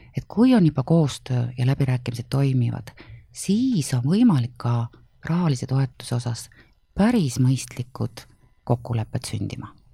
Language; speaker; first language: Estonian; native; Estonian